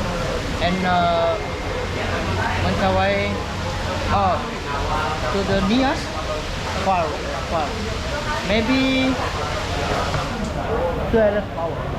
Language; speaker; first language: English; non-native, learner; Indonesian